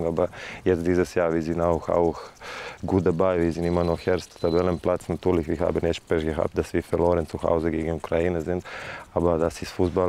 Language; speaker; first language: German; non-native, fluent; Serbian